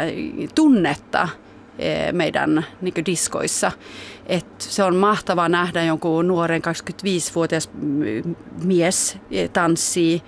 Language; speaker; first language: Finnish; early bilingual, heritage; Finnish